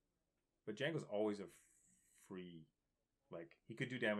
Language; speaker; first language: English; native; English